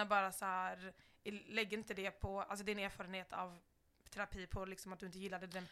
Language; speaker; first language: Swedish; native; Swedish